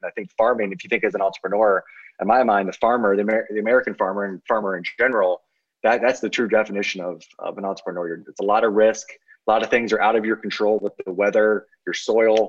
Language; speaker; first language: English; native; English